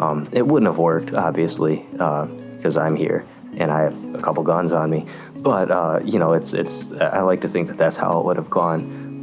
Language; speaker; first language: English; native; English